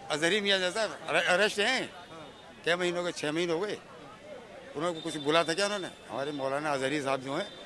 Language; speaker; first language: Hindi; native; Hindi